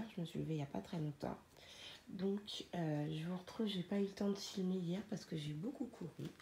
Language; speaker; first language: French; native; French